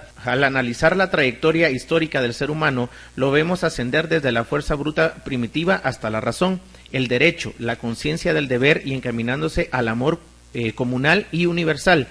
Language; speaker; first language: Spanish; native; Spanish